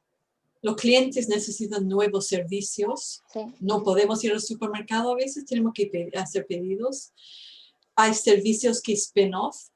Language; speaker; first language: Spanish; non-native, fluent; English